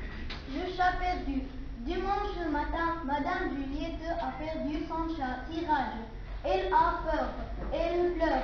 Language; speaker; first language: French; non-native, learner; Arabic